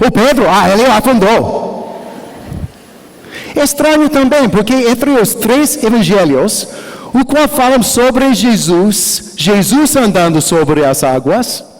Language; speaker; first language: Portuguese; non-native, learner; English